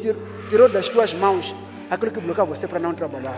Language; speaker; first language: Portuguese; non-native, local second language; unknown